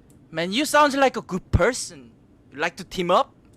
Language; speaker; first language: English; non-native, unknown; Korean